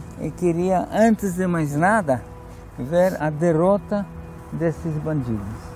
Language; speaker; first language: Portuguese; non-native, fluent; Polish